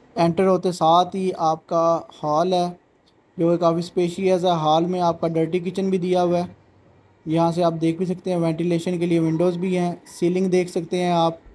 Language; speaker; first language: Urdu; non-native, local second language; Punjabi